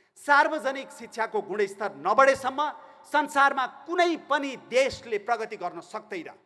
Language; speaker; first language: Nepali; native; Nepali